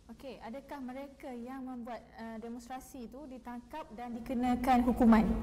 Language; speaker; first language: Malay; native; Malay